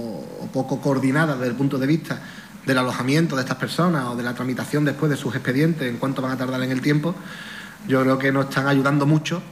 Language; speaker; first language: Spanish; native; Spanish